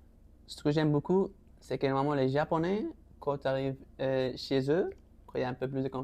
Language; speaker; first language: French; non-native, local second language; Arabic